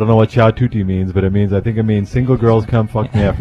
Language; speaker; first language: English; native; English